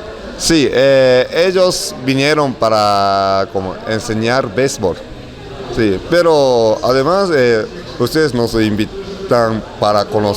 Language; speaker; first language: Spanish; non-native, learner; Japanese